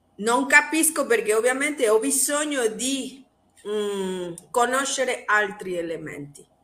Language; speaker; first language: Italian; non-native, fluent; Spanish